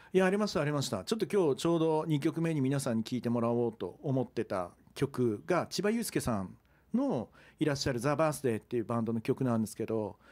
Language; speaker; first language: Japanese; native; Japanese